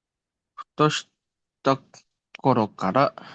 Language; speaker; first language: Japanese; non-native, learner; Indonesian